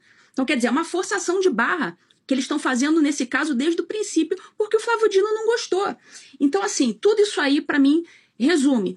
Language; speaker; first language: Portuguese; native; Portuguese